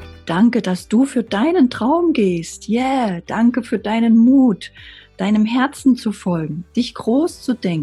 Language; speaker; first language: German; native; German